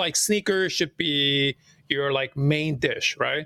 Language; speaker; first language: English; early bilingual, other home language; Cantonese